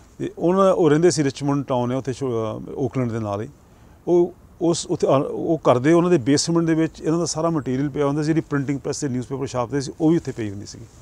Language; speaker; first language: Punjabi; early bilingual, heritage; Punjabi